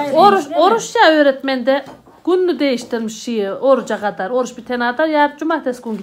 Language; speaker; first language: Turkish; native; Turkish